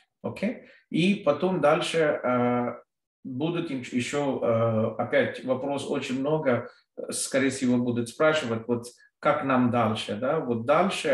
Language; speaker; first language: Russian; non-native, fluent; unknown